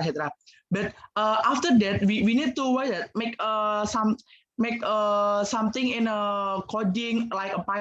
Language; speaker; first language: English; non-native, learner; Indonesian